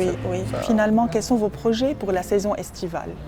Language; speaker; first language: French; non-native, local second language; Arabic